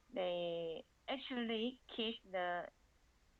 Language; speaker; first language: English; non-native, learner; Chinese